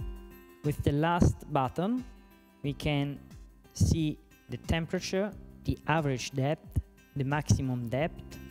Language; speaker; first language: English; non-native, fluent; Italian